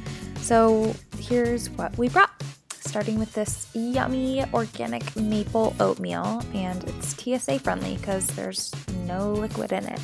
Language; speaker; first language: English; native; English